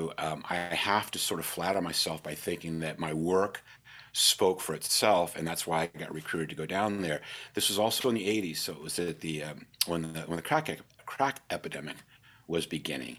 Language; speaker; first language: English; native; English